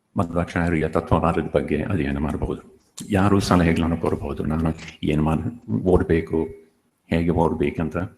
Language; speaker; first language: Kannada; non-native, fluent; Dutch